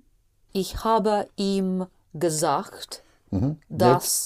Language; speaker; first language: German; non-native, learner; English